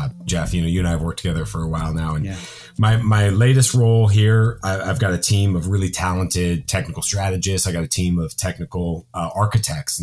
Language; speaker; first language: English; native; English